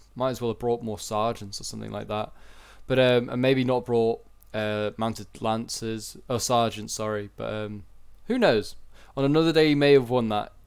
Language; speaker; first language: English; native; English